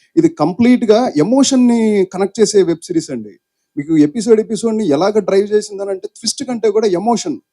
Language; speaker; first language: Telugu; native; Telugu